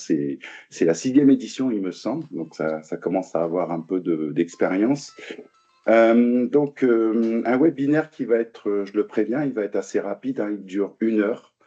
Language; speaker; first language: French; native; French